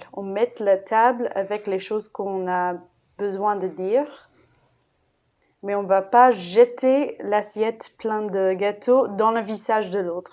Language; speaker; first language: French; non-native, fluent; English